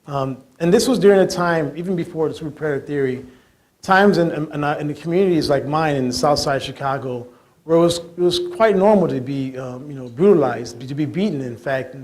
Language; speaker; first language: English; native; English